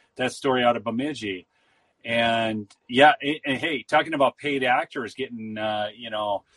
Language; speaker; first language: English; native; English